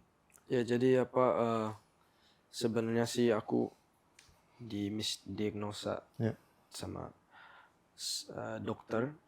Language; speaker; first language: Indonesian; early bilingual, heritage; English